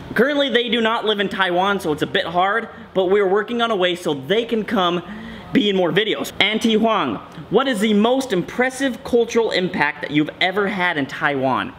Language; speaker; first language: English; native; English